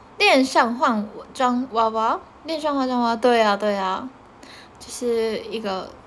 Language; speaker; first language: Chinese; early bilingual, heritage; Chinese